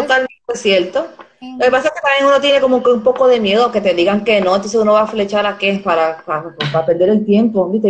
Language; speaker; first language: Spanish; native; Spanish